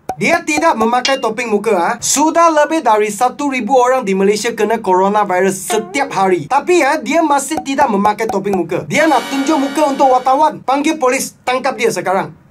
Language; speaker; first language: Malay; non-native, local second language; Chinese